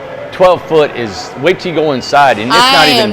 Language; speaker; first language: English; native; English